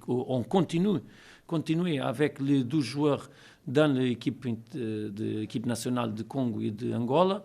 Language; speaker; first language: French; non-native, learner; Portuguese